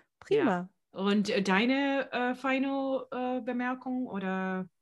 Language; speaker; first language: German; non-native, learner; English